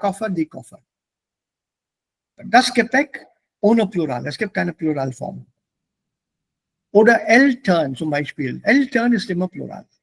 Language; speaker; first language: German; non-native, fluent; Hindi